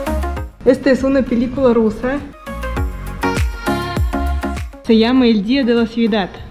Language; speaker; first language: Spanish; non-native, learner; Russian